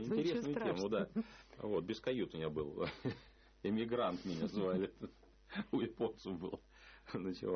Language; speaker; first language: Russian; native; Russian